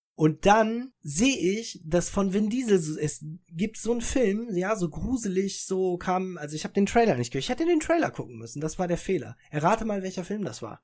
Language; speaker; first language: German; early bilingual, other home language; Italian